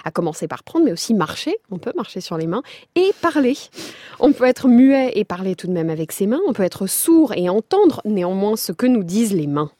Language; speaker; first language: French; native; French